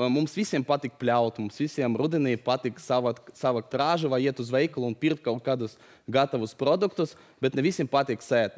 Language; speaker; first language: Latvian; native; Latvian